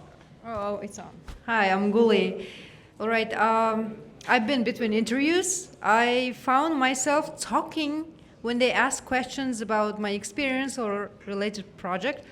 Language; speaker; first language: English; non-native, fluent; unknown